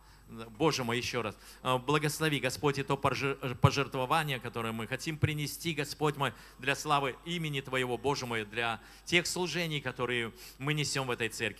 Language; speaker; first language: Russian; native; Russian